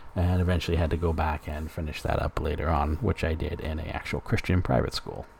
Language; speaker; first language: English; native; English